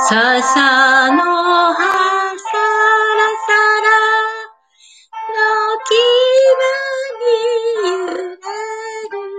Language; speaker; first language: Japanese; native; Japanese